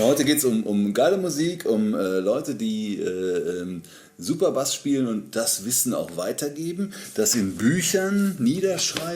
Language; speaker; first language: German; native; German